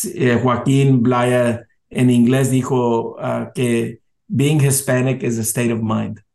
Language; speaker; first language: Spanish; early bilingual, heritage; Spanish